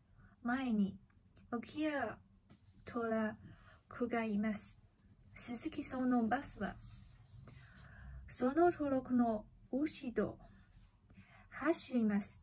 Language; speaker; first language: Japanese; non-native, learner; Chinese